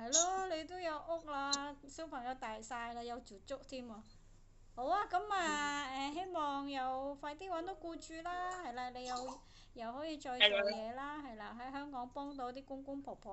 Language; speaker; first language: Cantonese; native; Cantonese